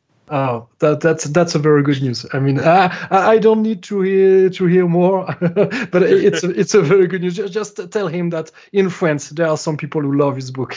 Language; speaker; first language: English; non-native, fluent; French